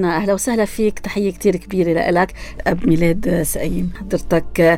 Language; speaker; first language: Arabic; native; Arabic